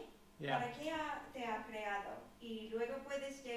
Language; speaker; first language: Spanish; non-native, fluent; English